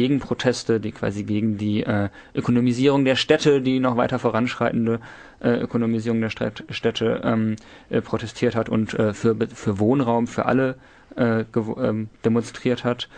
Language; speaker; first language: German; native; German